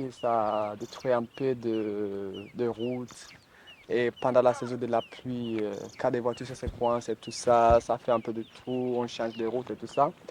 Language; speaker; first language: French; non-native, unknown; Masai